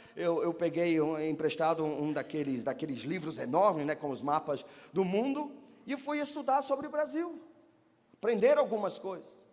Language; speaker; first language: Portuguese; non-native, fluent; German